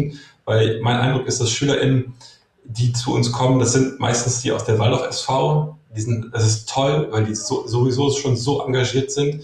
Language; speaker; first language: German; native; German